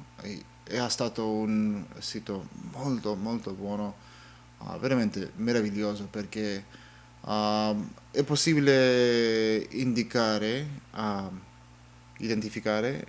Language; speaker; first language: Italian; non-native, learner; English